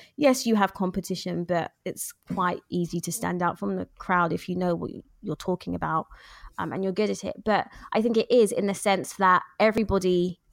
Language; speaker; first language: English; native; English